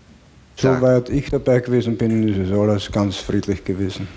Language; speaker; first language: German; native; German